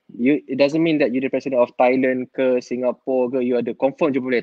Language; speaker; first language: English; non-native, local second language; Malay